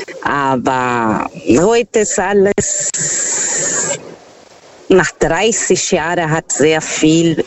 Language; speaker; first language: German; non-native, fluent; Portuguese